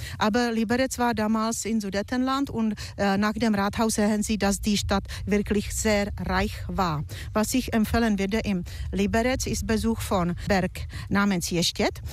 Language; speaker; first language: German; non-native, fluent; Czech